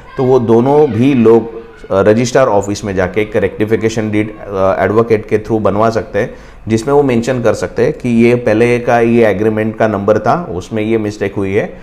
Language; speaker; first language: Hindi; non-native, local second language; Marathi